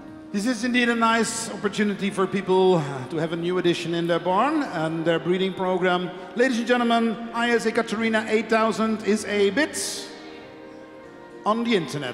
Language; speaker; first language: English; non-native, fluent; Dutch